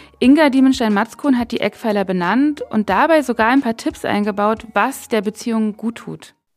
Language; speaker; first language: German; native; German